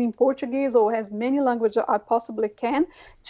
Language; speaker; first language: English; non-native, fluent; Portuguese